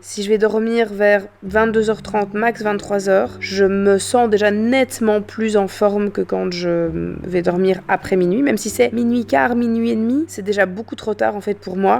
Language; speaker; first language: French; native; French